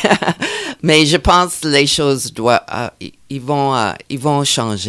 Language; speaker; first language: French; non-native, fluent; English